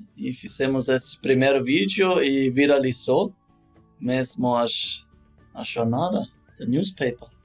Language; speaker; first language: Portuguese; non-native, learner; German